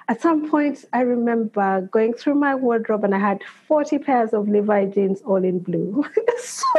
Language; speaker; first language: English; non-native, local second language; Ganda